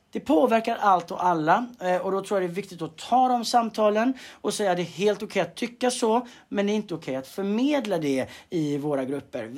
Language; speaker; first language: Swedish; native; Swedish